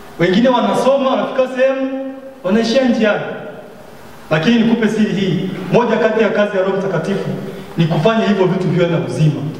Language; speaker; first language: Swahili; native; Swahili